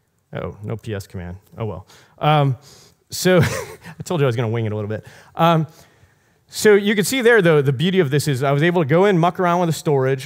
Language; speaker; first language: English; native; English